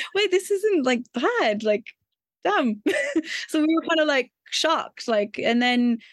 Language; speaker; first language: English; native; English